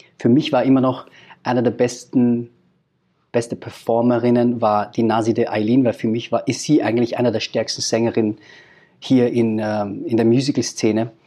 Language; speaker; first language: German; early bilingual, other home language; Filipino